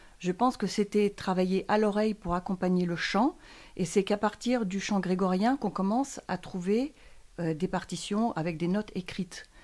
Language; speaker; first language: French; native; French